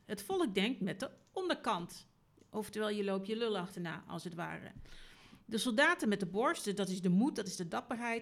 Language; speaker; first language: Dutch; native; Dutch